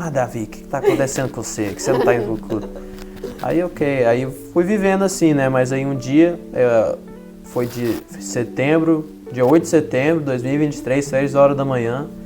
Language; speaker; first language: Portuguese; early bilingual, heritage; Portuguese